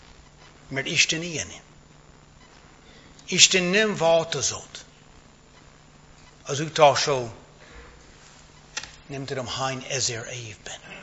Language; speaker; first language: Hungarian; non-native, fluent; English